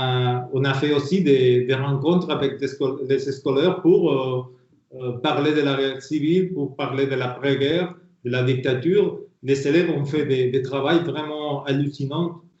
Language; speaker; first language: French; non-native, fluent; Spanish